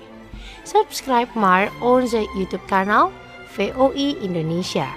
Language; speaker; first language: Dutch; non-native, learner; Indonesian